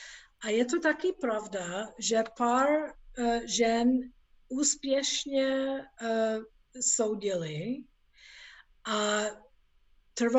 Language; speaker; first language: Czech; non-native, fluent; English